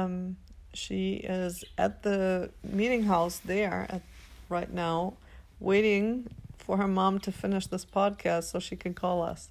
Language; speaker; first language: English; non-native, fluent; German